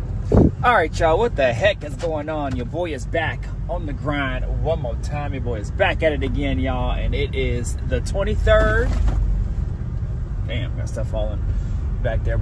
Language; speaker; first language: English; native; English